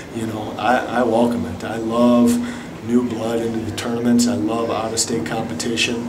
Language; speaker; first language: English; native; English